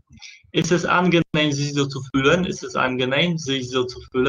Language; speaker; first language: German; non-native, fluent; Polish